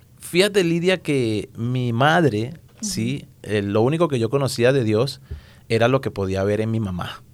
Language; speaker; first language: Spanish; native; Spanish